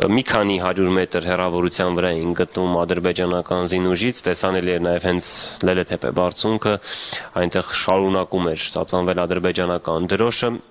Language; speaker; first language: Armenian; native; Armenian